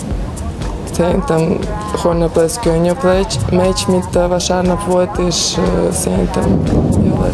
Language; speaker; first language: Hungarian; non-native, learner; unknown